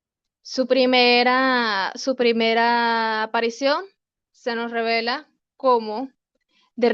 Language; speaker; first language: Spanish; native; Spanish